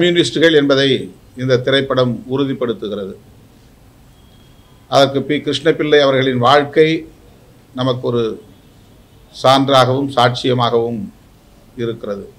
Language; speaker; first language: Tamil; native; Tamil